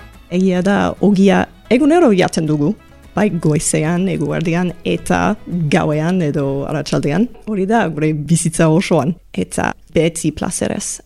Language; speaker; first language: Basque; non-native, learner; English